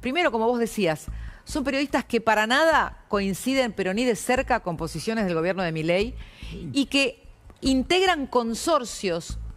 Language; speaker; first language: Spanish; native; Spanish